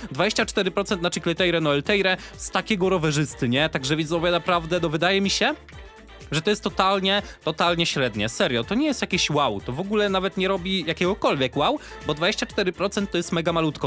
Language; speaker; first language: Polish; native; Polish